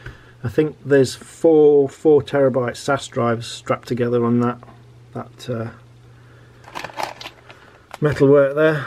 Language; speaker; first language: English; native; English